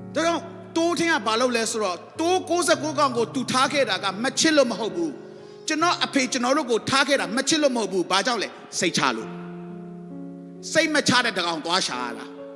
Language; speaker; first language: Burmese; non-native, local second language; Hakha Chin